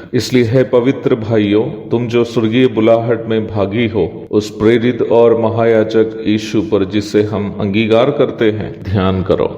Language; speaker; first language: Hindi; non-native, local second language; Malayalam